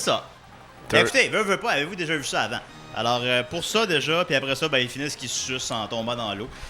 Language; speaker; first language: French; native; French